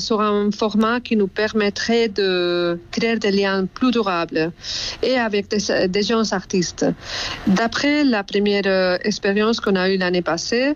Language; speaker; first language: French; non-native, fluent; Spanish